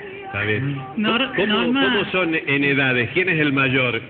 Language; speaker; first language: Spanish; native; Spanish